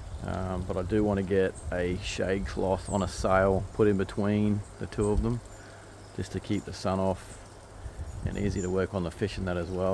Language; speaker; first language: English; native; English